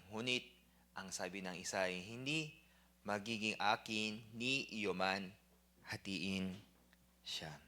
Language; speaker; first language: Filipino; non-native, fluent; Korean